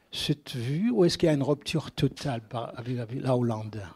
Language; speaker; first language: French; non-native, local second language; Arabic